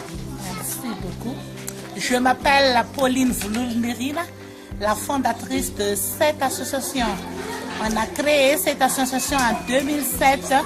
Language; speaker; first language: French; non-native, local second language; Malagasy